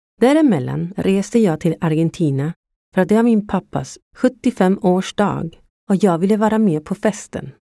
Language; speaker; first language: Swedish; non-native, fluent; Spanish